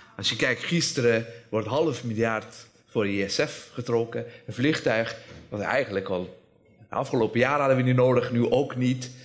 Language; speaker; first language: Dutch; non-native, fluent; Persian